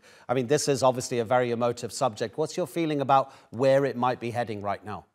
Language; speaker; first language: English; native; English